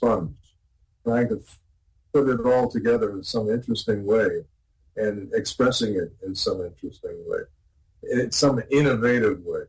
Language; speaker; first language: English; native; English